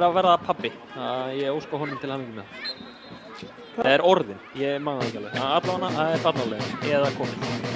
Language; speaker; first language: Icelandic; native; Icelandic